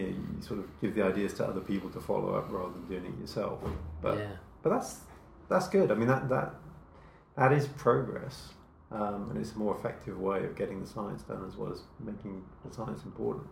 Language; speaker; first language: English; native; English